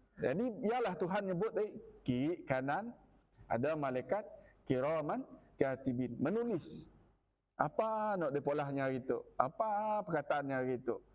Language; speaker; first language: Malay; non-native, local second language; Iban